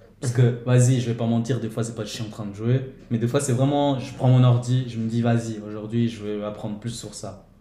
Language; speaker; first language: French; early bilingual, other home language; Portuguese